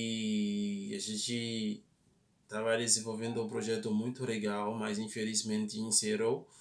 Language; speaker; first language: Portuguese; non-native, fluent; Haitian Creole